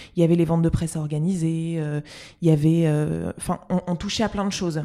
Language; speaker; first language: French; native; French